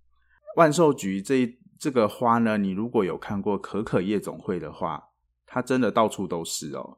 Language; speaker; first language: Chinese; native; Chinese